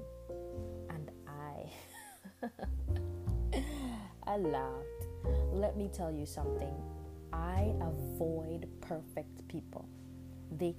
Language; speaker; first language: English; non-native, local second language; Jamaican Creole English